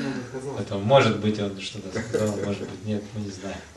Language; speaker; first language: Russian; native; Russian